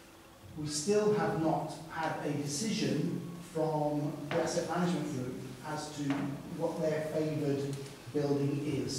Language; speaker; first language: English; native; English